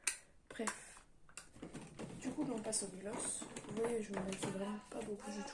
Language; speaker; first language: French; native; French